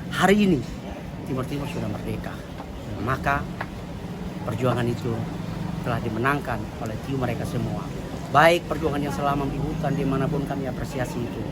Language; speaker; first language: Indonesian; non-native, local second language; Tetum